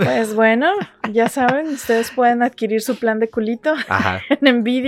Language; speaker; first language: Spanish; native; Spanish